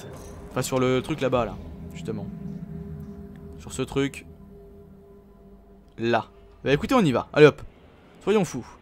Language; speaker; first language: French; native; French